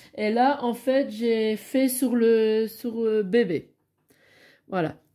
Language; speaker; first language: French; native; French